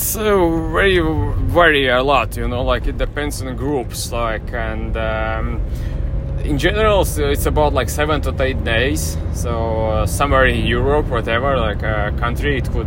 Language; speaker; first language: English; non-native, fluent; Latvian